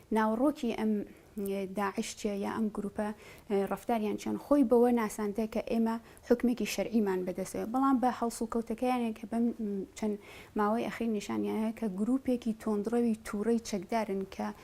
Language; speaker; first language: Central Kurdish; non-native, local second language; Southern Kurdish